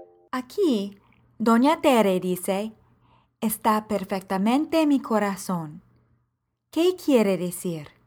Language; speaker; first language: Spanish; non-native, fluent; English